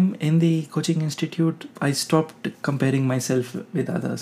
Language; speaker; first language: English; non-native, local second language; Hindi